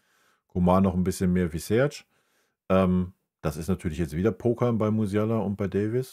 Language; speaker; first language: German; native; German